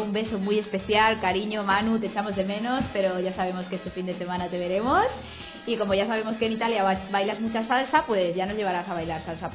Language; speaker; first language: Spanish; native; Spanish